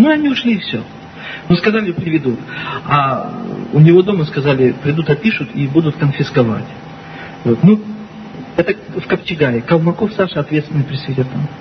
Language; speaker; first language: Russian; native; Russian